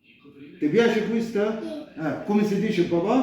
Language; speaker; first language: Italian; non-native, fluent; Arabic